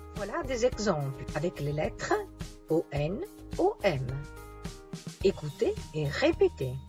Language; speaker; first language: French; non-native, fluent; Italian